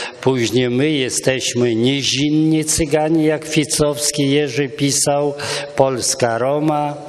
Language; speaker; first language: Polish; non-native, local second language; Romany